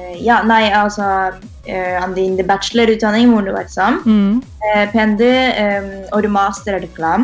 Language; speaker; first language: Norwegian; early bilingual, other home language; Tamil